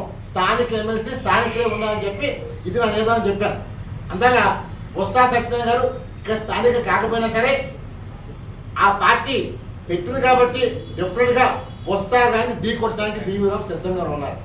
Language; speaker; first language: Telugu; native; Telugu